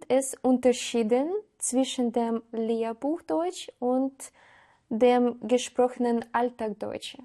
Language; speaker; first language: German; non-native, learner; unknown